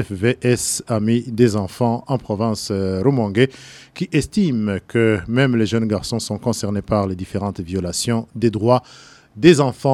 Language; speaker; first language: French; non-native, local second language; Rundi